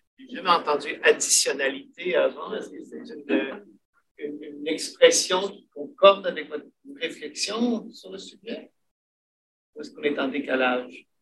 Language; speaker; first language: French; native; French